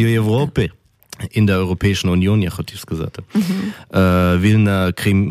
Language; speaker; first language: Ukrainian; non-native, learner; German